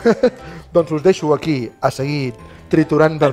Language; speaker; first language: Catalan; native; Catalan